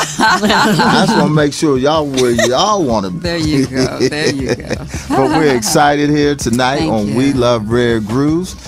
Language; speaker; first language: English; native; English